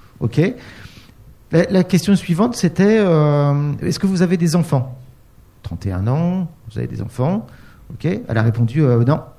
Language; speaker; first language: French; native; French